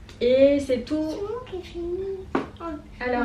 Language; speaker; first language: French; native; French